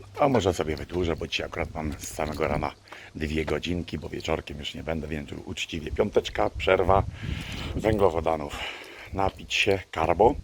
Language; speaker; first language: Polish; native; Polish